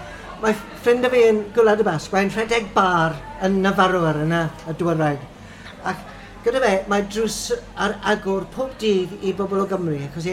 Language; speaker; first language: Welsh; non-native, fluent; English